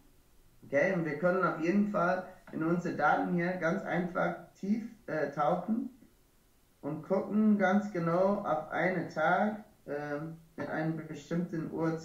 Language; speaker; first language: German; non-native, learner; English